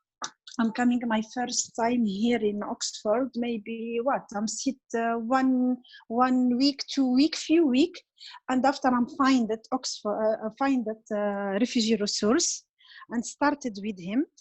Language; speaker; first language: English; non-native, learner; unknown